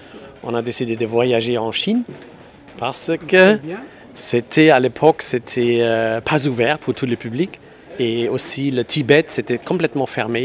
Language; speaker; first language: French; non-native, local second language; Luxembourgish